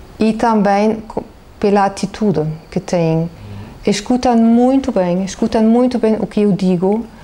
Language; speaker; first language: Portuguese; non-native, fluent; German